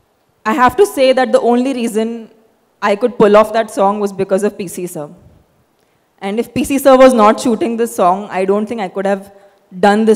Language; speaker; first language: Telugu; non-native, fluent; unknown